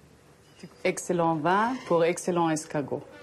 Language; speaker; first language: French; non-native, fluent; German